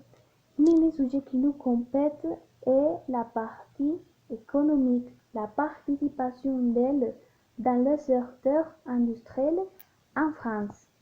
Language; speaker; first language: French; non-native, learner; Spanish